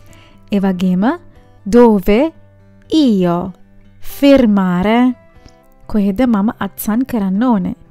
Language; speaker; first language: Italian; non-native, fluent; Sinhala